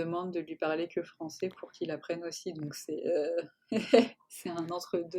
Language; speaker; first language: French; native; French